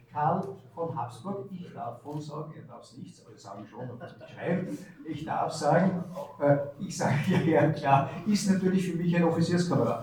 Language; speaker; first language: German; native; German